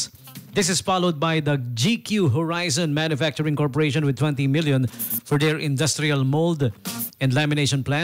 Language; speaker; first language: English; non-native, local second language; Filipino